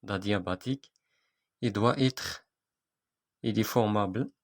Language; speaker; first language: French; non-native, local second language; Arabic